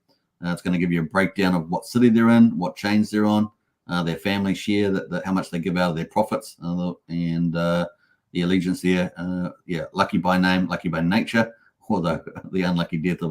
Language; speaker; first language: English; native; English